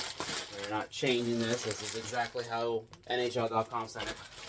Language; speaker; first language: English; native; English